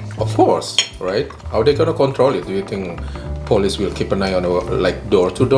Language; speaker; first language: English; non-native, fluent; Indonesian